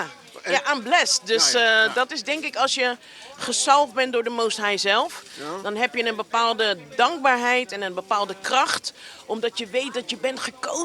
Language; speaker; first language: Dutch; native; Dutch